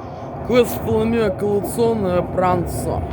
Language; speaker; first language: Italian; non-native, learner; Russian